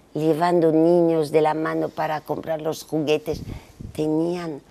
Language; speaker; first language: Spanish; native; Spanish